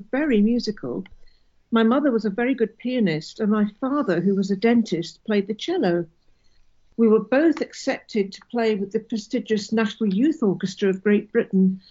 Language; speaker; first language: English; native; English